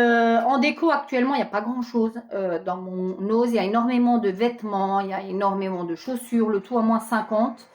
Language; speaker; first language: French; native; French